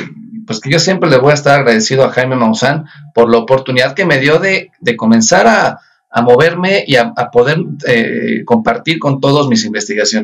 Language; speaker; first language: Spanish; native; Spanish